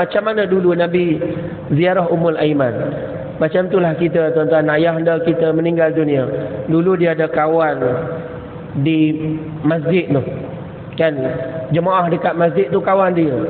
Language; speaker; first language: Malay; native; Malay